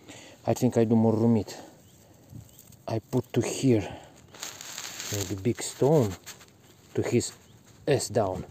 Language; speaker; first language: English; non-native, learner; Russian